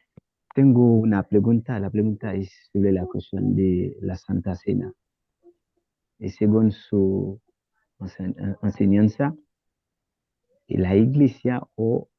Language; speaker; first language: Spanish; non-native, learner; Haitian Creole